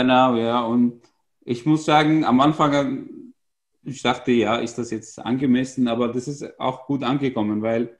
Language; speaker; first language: German; non-native, fluent; Arabic